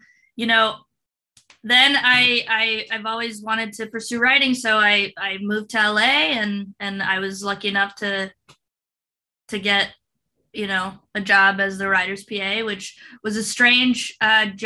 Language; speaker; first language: English; non-native, fluent; Spanish